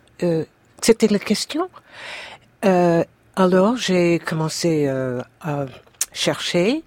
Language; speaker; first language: French; non-native, fluent; English